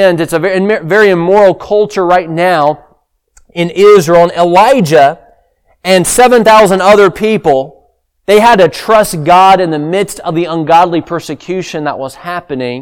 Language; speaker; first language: English; native; English